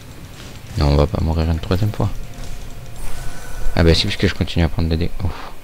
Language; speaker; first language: French; native; French